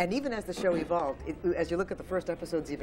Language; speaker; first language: English; native; English